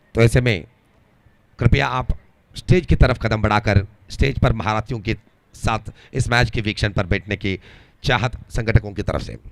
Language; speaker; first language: Hindi; non-native, local second language; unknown